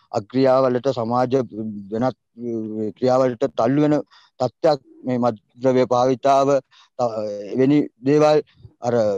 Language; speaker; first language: Sinhala; non-native, local second language; Tamil